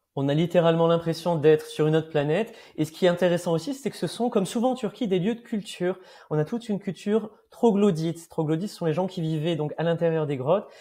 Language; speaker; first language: French; native; French